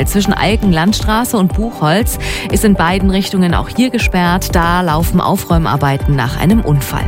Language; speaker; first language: German; native; German